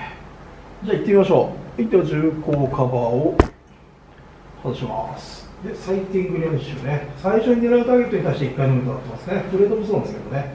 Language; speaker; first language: Japanese; native; Japanese